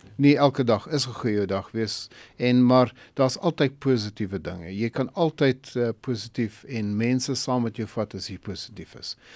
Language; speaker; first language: Afrikaans; non-native, local second language; English